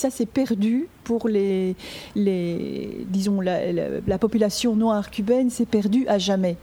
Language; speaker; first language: French; native; French